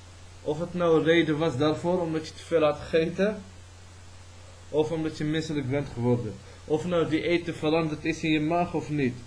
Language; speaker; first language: Dutch; early bilingual, other home language; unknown